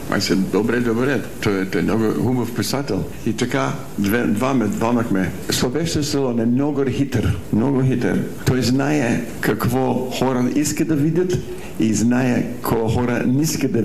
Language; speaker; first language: Bulgarian; early bilingual, heritage; Bulgarian